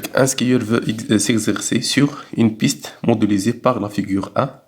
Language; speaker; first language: French; non-native, local second language; Arabic